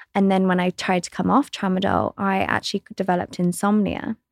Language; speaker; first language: English; native; English